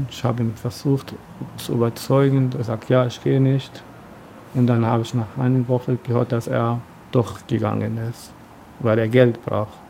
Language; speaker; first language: German; non-native, learner; Arabic